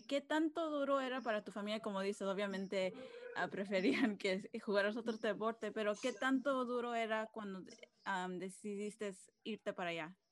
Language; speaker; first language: Spanish; early bilingual, other home language; English